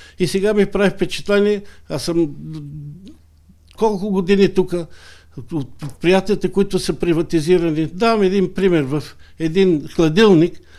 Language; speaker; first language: Bulgarian; native; Bulgarian